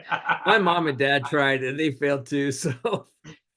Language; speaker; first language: English; native; English